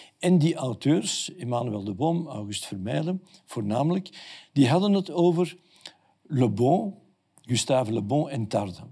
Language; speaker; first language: Dutch; native; Dutch